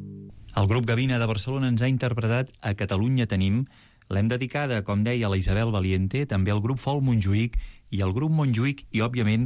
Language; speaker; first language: Catalan; native; Catalan